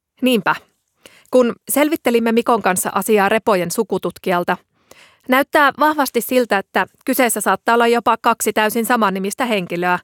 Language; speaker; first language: Finnish; native; Finnish